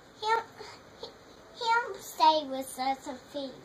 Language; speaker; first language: English; native; English